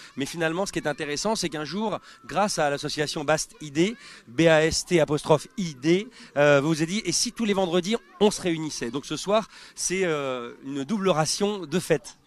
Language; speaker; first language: French; native; French